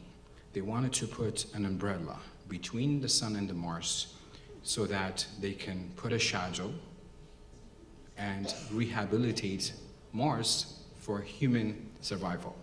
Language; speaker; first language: English; non-native, local second language; Amharic